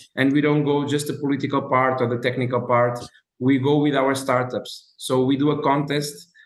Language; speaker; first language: English; non-native, fluent; Portuguese